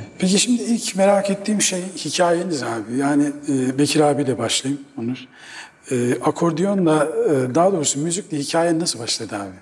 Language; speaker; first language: Turkish; native; Turkish